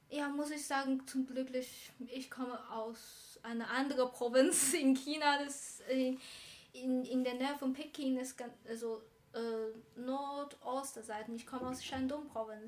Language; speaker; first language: German; non-native, learner; Chinese